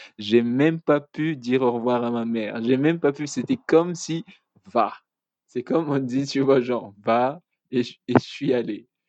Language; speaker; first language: French; non-native, local second language; Malagasy